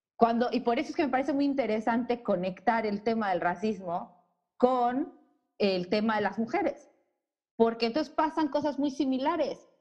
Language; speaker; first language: Spanish; native; Spanish